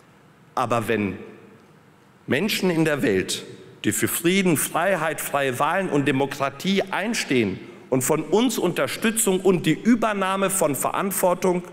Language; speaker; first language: German; early bilingual, other home language; Polish